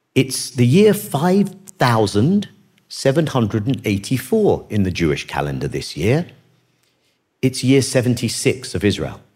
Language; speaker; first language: English; native; English